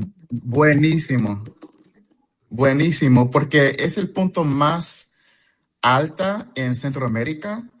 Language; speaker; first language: Spanish; non-native, fluent; English